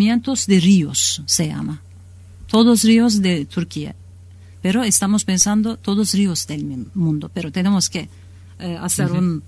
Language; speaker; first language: Spanish; non-native, learner; Kurdish